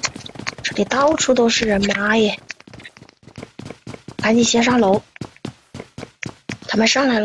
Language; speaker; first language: Chinese; native; Chinese